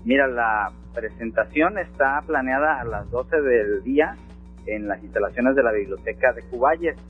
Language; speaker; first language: Spanish; native; Spanish